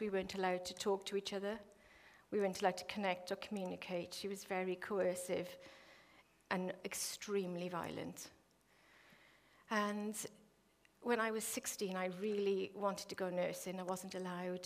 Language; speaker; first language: English; native; English